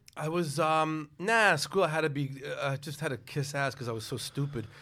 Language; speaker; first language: English; native; English